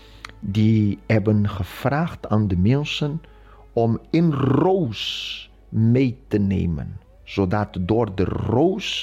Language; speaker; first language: Dutch; non-native, fluent; Portuguese